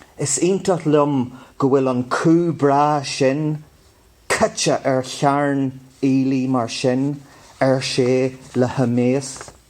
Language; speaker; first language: Irish; non-native, local second language; English